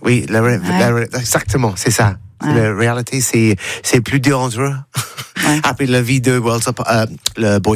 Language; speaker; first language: French; non-native, learner; English